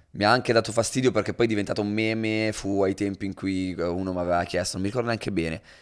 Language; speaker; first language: Italian; native; Italian